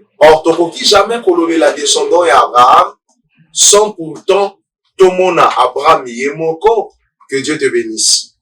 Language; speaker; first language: Lingala; native; Lingala